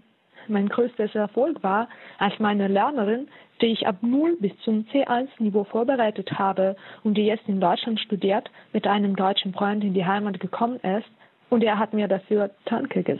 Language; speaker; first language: German; non-native, fluent; Russian